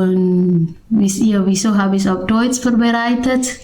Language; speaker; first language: German; non-native, learner; Indonesian